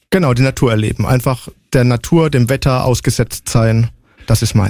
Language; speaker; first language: German; native; German